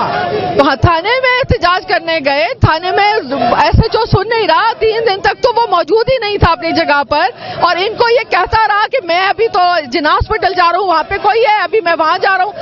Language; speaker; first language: Urdu; native; Urdu